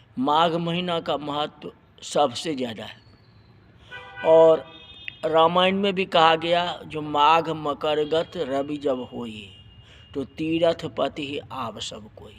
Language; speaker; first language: Hindi; native; Hindi